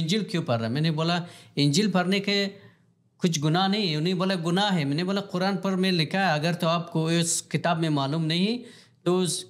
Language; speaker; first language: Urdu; non-native, learner; Pashto